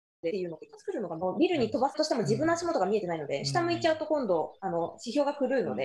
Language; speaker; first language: Japanese; native; Japanese